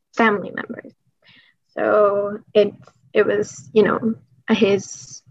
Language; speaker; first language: English; early bilingual, other home language; Persian